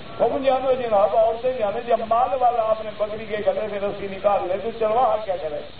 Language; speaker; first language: Urdu; early bilingual, heritage; Urdu